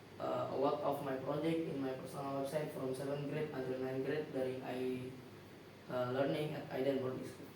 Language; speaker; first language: English; non-native, learner; Indonesian